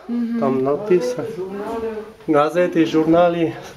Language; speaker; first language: Russian; non-native, local second language; Armenian